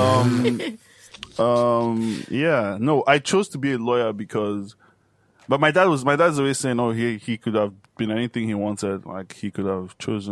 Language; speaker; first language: English; non-native, local second language; Yoruba